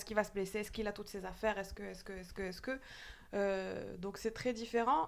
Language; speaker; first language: French; non-native, local second language; Arabic